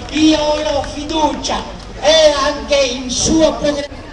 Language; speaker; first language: Italian; non-native, local second language; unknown